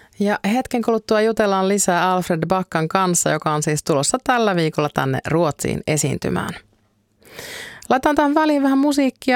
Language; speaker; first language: Finnish; native; Finnish